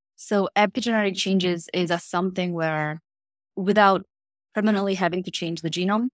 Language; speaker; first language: English; non-native, fluent; Korean